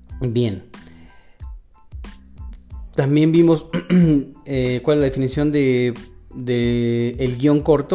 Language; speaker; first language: Spanish; native; Spanish